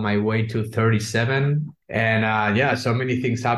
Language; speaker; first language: English; non-native, fluent; Spanish